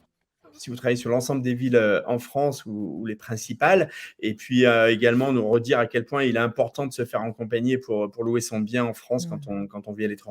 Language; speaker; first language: French; native; French